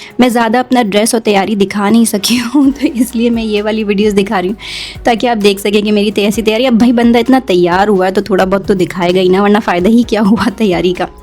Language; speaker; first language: Urdu; native; Urdu